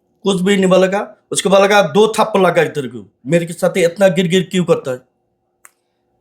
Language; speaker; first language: Hindi; non-native, learner; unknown